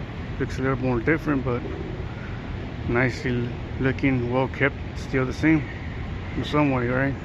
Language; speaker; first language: English; native; English